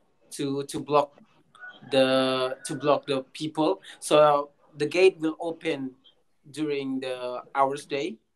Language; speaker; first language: English; non-native, learner; Indonesian